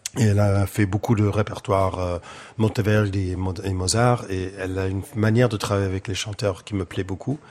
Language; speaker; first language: French; non-native, fluent; English